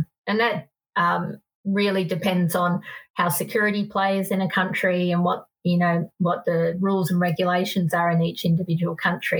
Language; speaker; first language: English; native; English